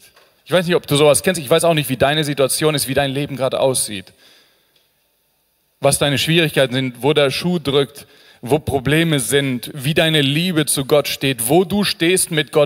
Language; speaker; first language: German; native; German